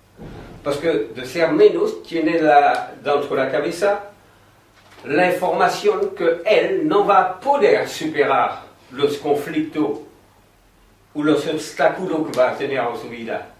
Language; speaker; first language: Spanish; non-native, fluent; French